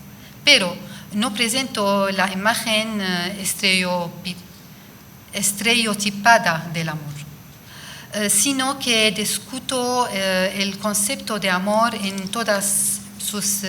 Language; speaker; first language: Spanish; non-native, fluent; Arabic